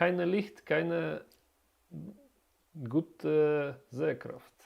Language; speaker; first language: German; non-native, learner; Russian